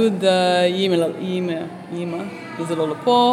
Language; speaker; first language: Slovenian; early bilingual, heritage; Slovenian